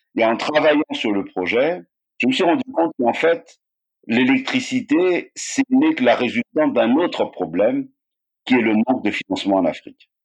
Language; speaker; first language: French; non-native, local second language; Malagasy